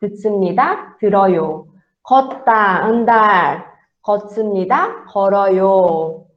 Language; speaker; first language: Korean; non-native, fluent; Portuguese